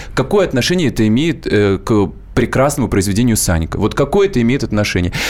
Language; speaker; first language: Russian; native; Russian